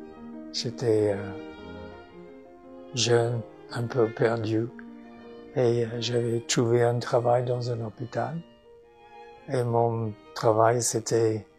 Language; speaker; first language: French; non-native, fluent; English